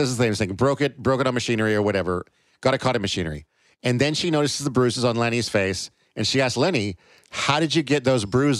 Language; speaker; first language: English; native; English